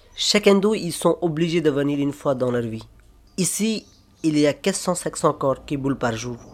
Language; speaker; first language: French; non-native, learner; Hindi